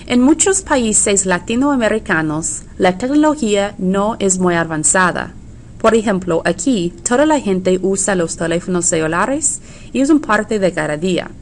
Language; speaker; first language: Spanish; non-native, fluent; English